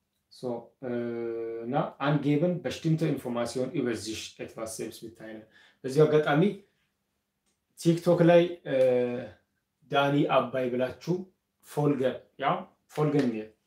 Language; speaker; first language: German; non-native, fluent; Amharic